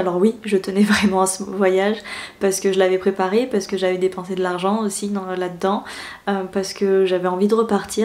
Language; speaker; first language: French; native; French